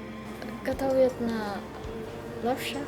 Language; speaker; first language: Russian; non-native, learner; Kazakh